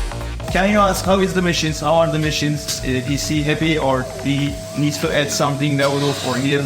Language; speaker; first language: English; non-native, fluent; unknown